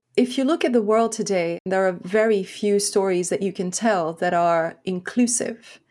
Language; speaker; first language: English; non-native, fluent; French